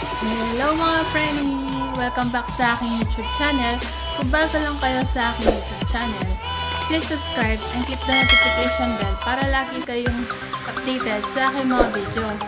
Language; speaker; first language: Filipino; non-native, local second language; Pampanga